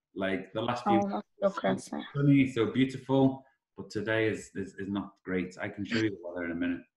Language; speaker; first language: English; native; English